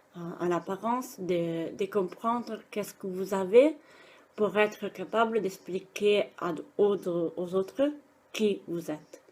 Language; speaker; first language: French; non-native, fluent; Italian